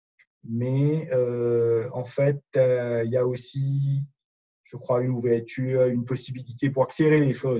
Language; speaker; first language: French; non-native, fluent; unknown